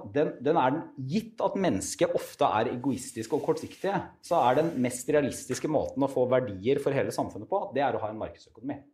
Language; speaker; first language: Norwegian; native; Norwegian